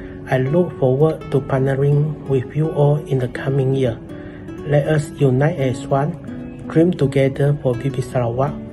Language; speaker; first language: English; non-native, local second language; Chinese